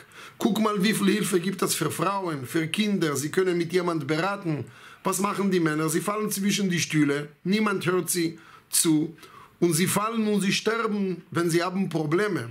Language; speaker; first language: German; non-native, fluent; Hebrew